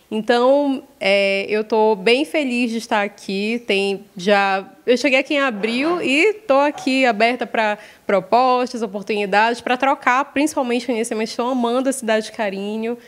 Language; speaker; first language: Portuguese; native; Portuguese